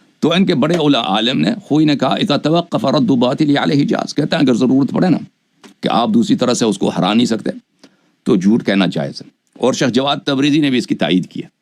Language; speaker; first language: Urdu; non-native, fluent; Persian